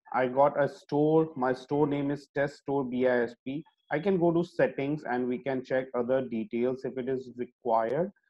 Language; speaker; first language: English; non-native, local second language; Hindi